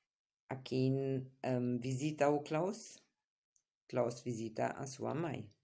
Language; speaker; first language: Portuguese; non-native, fluent; German